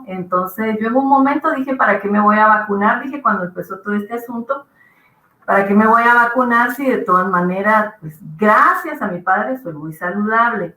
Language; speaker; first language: Spanish; native; Spanish